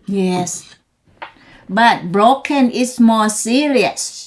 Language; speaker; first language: English; non-native, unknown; Thai